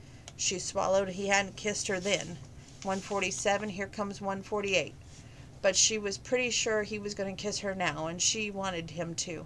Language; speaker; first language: English; native; English